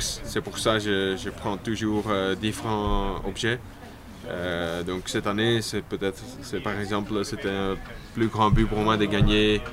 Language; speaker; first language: French; non-native, local second language; Dutch